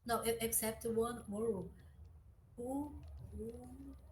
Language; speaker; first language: English; non-native, learner; Portuguese